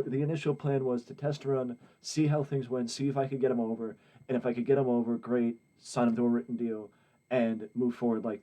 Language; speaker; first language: English; native; English